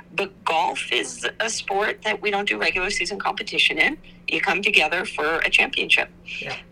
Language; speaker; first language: English; native; English